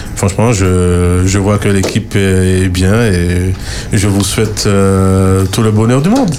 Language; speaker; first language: French; native; French